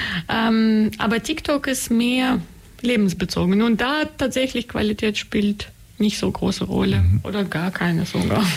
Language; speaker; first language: German; non-native, fluent; Russian